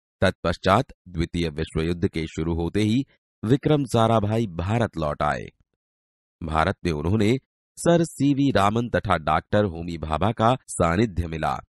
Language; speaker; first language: Hindi; non-native, local second language; Gujarati